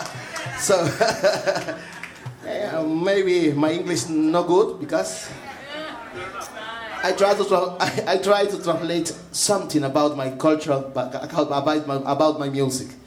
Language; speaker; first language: English; non-native, learner; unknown